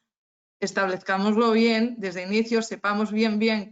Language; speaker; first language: Spanish; native; Spanish